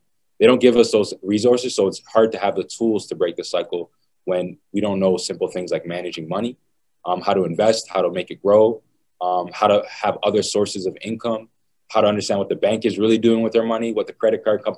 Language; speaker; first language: English; native; English